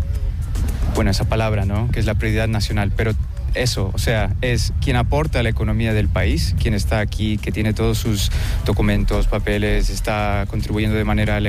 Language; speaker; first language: Spanish; early bilingual, heritage; Spanish